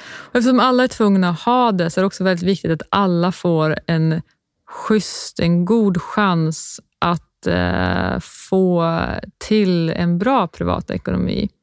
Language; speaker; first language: Swedish; native; Swedish